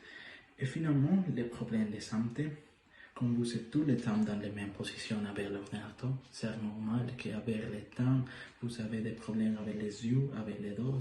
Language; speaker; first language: French; non-native, learner; Spanish